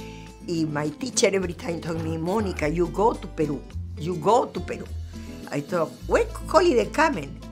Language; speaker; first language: English; non-native, learner; Spanish